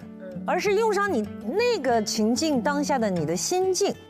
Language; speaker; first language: Chinese; native; Chinese